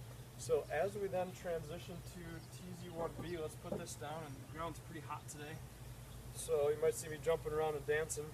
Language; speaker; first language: English; native; English